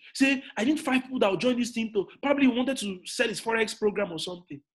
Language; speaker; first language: English; non-native, local second language; Igbo